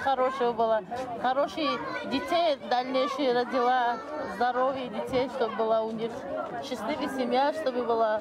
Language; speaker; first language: Russian; non-native, learner; Tajik